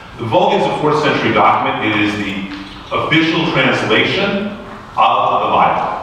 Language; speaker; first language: English; native; English